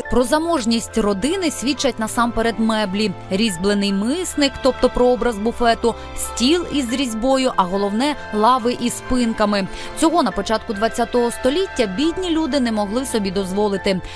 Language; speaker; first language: Ukrainian; native; Ukrainian